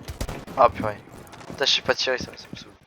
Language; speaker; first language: French; native; French